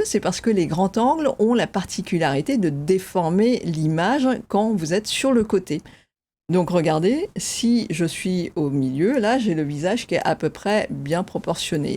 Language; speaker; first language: French; native; French